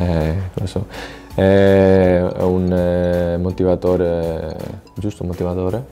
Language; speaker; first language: Italian; non-native, fluent; Greek